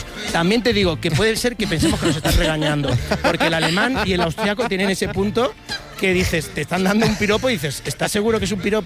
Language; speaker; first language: Spanish; native; Spanish